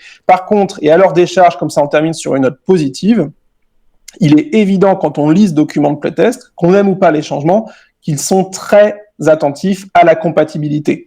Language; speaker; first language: French; native; French